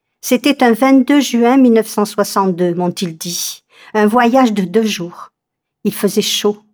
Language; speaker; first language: French; native; French